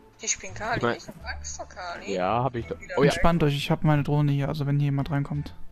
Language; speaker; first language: German; native; German